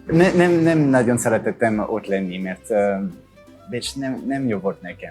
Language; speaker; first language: Hungarian; non-native, learner; French